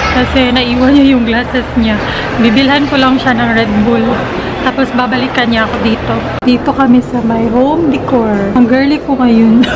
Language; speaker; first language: Filipino; non-native, local second language; Cebuano